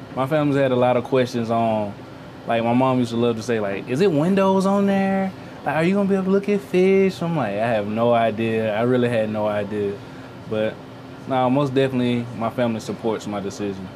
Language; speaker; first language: English; native; English